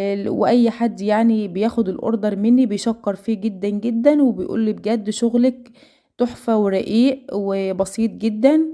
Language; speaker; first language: Arabic; native; Arabic